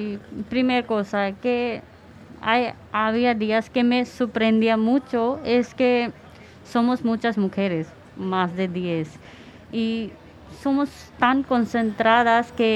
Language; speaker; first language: Spanish; non-native, learner; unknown